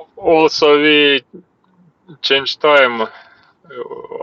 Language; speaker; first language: English; non-native, learner; Russian